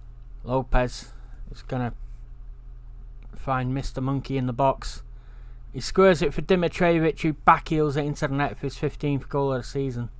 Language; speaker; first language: English; native; English